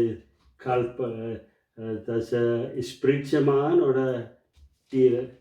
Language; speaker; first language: German; non-native, learner; Tamil